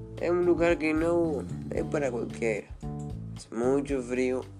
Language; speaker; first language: Portuguese; non-native, learner; Spanish